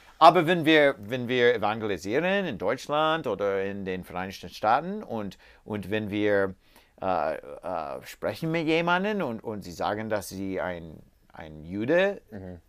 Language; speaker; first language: German; non-native, learner; English